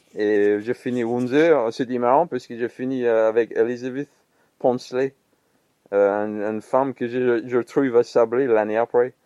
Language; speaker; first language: French; non-native, fluent; English